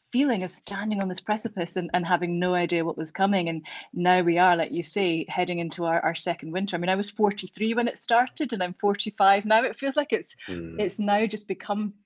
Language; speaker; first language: English; native; English